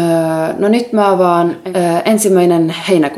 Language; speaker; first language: Finnish; non-native, local second language; Swedish